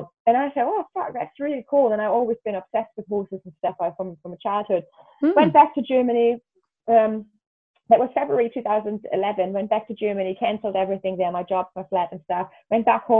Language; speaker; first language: English; non-native, fluent; German